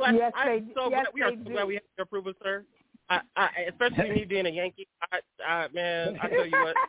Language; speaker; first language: English; early bilingual, other home language; Haitian Creole